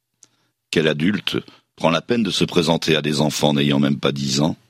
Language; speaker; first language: French; native; French